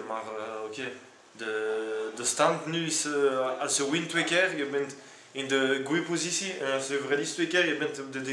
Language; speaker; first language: Dutch; non-native, local second language; French